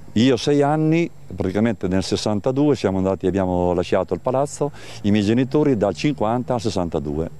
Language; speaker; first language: Italian; native; Italian